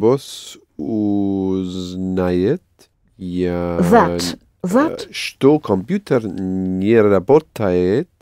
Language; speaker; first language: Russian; non-native, learner; English